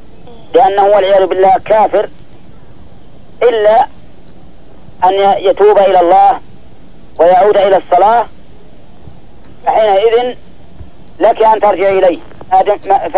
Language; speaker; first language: Arabic; native; Arabic